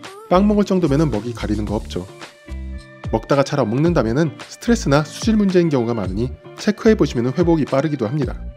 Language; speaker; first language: Korean; native; Korean